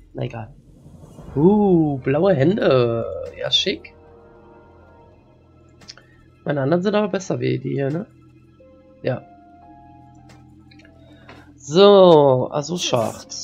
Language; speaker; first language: German; native; German